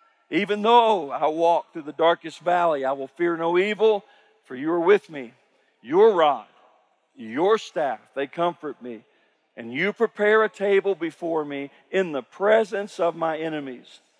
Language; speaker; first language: English; native; English